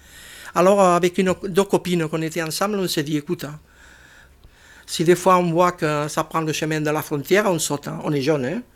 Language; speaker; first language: French; non-native, fluent; Spanish